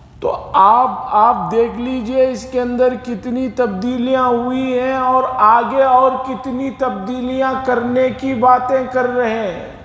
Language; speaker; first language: Urdu; native; Urdu